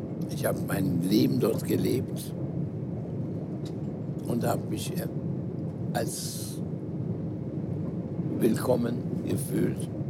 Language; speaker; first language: German; native; German